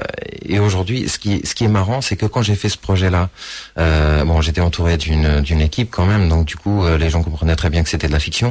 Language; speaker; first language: French; early bilingual, other home language; Portuguese